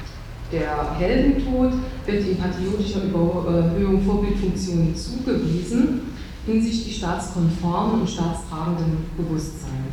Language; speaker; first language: German; native; German